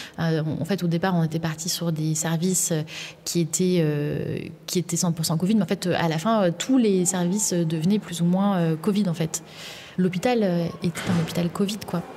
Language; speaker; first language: French; native; French